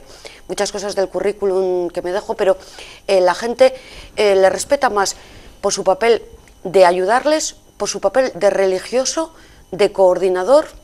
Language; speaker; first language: Spanish; native; Spanish